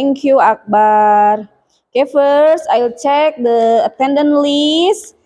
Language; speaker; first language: English; non-native, fluent; Indonesian